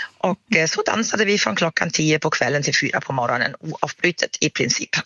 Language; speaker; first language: Swedish; non-native, fluent; German